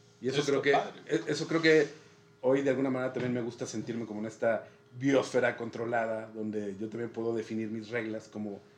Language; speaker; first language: Spanish; native; Spanish